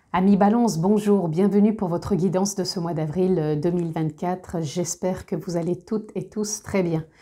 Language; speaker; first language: French; native; French